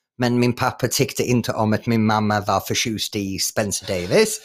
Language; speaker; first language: Swedish; non-native, fluent; English